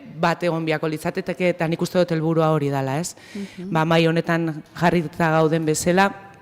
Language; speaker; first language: Basque; non-native, local second language; Spanish